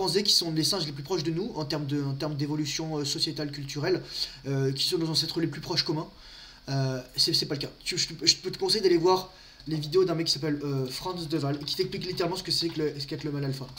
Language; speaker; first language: French; native; French